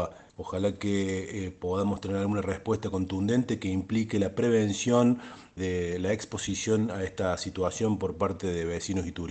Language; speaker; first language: Spanish; native; Spanish